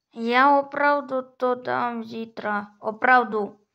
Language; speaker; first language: Czech; early bilingual, other home language; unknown